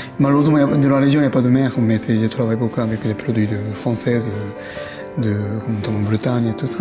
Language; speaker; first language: French; non-native, fluent; Japanese